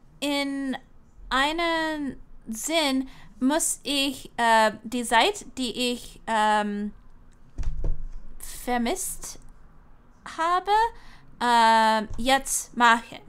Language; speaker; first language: German; non-native, learner; English